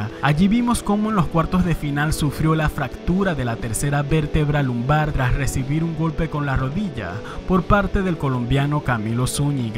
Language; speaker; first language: Spanish; native; Spanish